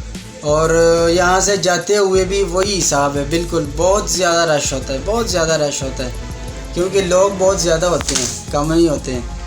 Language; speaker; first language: Hindi; non-native, local second language; Pashto